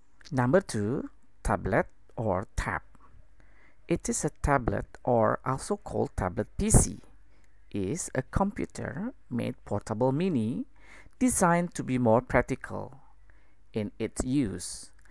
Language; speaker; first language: English; non-native, fluent; Indonesian